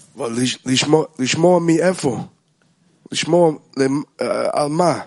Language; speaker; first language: Hebrew; non-native, fluent; English